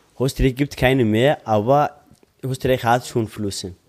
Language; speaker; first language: German; non-native, learner; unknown